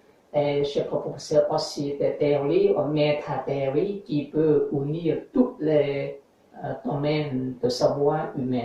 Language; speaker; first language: French; non-native, learner; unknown